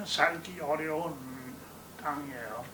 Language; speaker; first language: Korean; non-native, learner; English